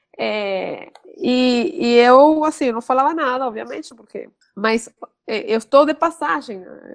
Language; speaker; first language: Portuguese; non-native, fluent; Spanish